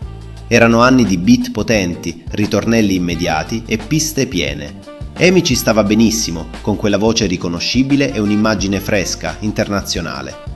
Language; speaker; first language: Italian; native; Italian